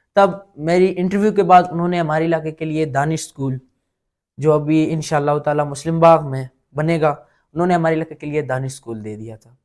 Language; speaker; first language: Urdu; non-native, local second language; Pashto